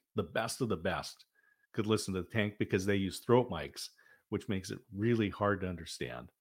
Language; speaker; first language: English; native; English